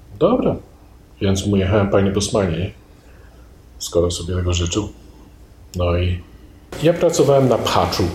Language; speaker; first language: Polish; native; Polish